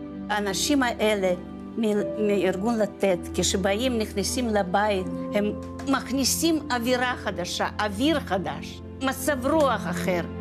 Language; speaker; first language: Hebrew; non-native, fluent; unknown